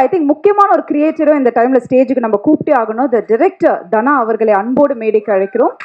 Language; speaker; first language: Tamil; native; Tamil